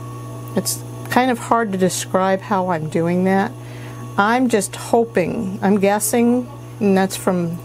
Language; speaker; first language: English; native; English